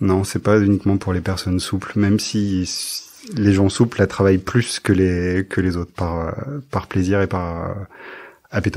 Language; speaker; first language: French; native; French